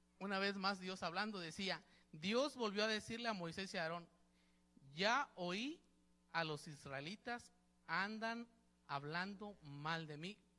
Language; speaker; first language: Spanish; native; Spanish